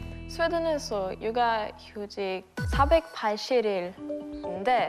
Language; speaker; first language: Korean; non-native, learner; Swedish